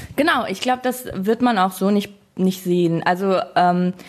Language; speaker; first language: German; native; German